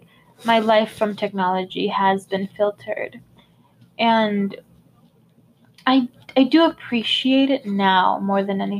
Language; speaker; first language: English; native; English